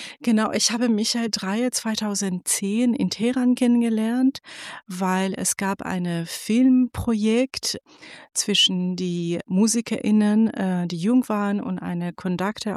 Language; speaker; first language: German; non-native, fluent; Persian